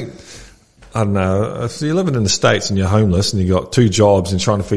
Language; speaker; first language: English; native; English